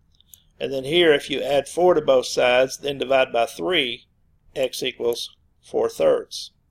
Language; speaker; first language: English; native; English